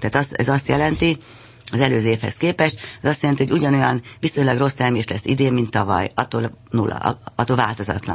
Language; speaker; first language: Hungarian; native; Hungarian